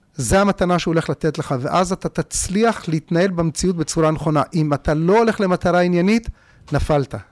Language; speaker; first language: Hebrew; early bilingual, other home language; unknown